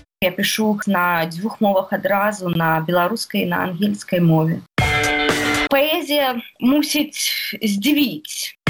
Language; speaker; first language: Belarusian; native; Belarusian